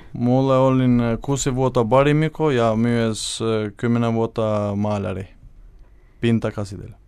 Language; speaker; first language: Finnish; non-native, fluent; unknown